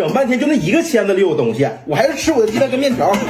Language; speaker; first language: Chinese; native; Chinese